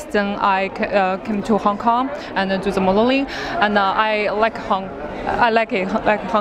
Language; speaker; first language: English; non-native, learner; Chinese